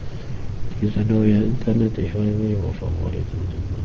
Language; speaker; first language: German; non-native, fluent; Arabic